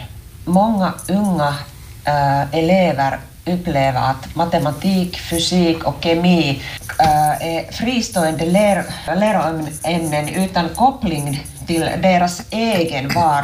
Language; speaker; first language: Swedish; non-native, local second language; Finnish